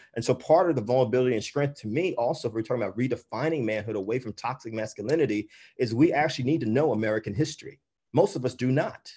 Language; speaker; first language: English; native; English